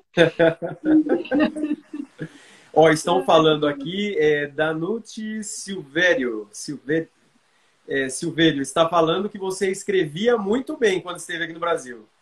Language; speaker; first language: Portuguese; native; Portuguese